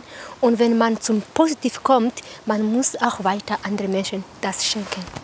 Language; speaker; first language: German; non-native, learner; Kinyarwanda